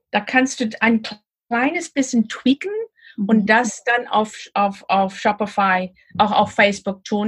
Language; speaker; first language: German; non-native, learner; English